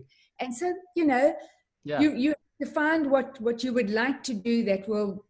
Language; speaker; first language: English; native; English